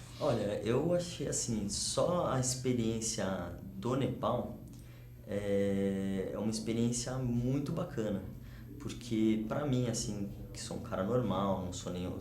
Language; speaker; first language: Portuguese; native; Portuguese